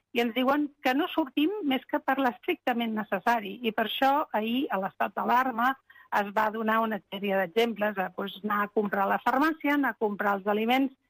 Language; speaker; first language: Catalan; non-native, local second language; Spanish